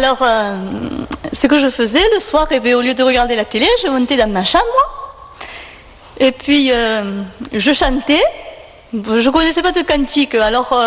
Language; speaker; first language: French; native; French